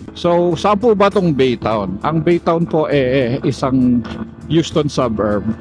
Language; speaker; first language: Filipino; native; Filipino